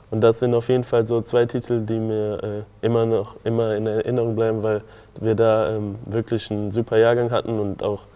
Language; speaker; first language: German; native; German